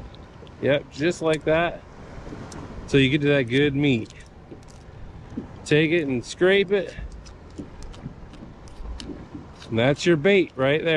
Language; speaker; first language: English; native; English